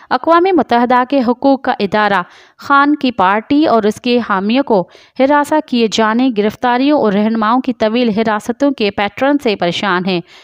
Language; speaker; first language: Urdu; non-native, local second language; Sindhi